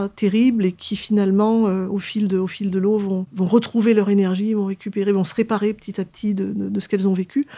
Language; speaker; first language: French; native; French